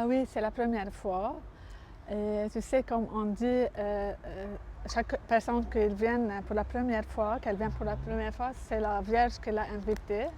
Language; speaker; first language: French; non-native, local second language; Arabic